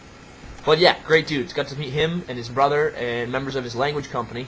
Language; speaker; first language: English; native; English